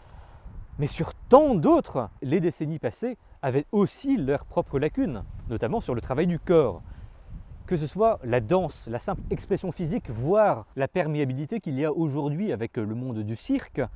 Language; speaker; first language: French; native; French